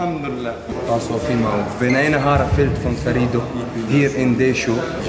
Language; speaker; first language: German; non-native, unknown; Chechen